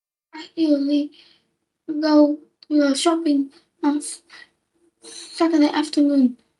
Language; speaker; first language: English; non-native, learner; Vietnamese